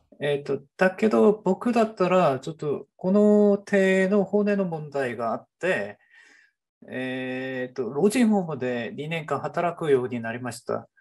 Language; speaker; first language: Japanese; non-native, fluent; Korean